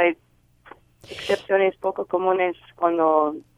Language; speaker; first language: Spanish; non-native, learner; English